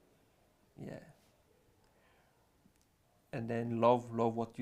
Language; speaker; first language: English; non-native, learner; French